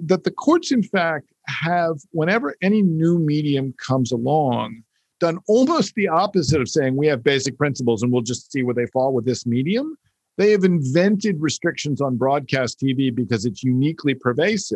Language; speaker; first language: English; native; English